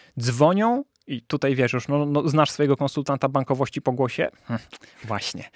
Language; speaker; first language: Polish; native; Polish